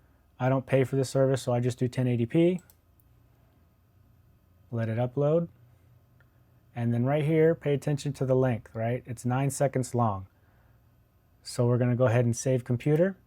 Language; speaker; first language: English; native; English